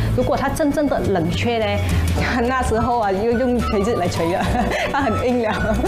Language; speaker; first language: Chinese; non-native, fluent; Vietnamese